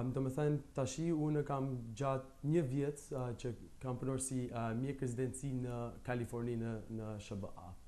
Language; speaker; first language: Albanian; early bilingual, heritage; Albanian